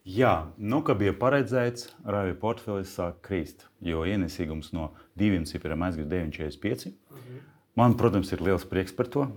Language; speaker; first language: Latvian; non-native, local second language; Russian